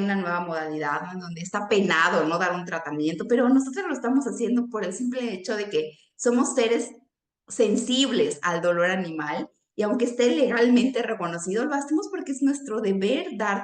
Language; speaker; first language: Spanish; native; Spanish